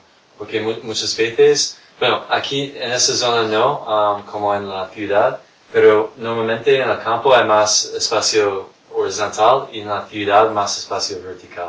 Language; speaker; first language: Spanish; non-native, fluent; English